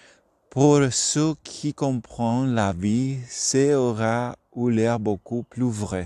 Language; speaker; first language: French; non-native, learner; Spanish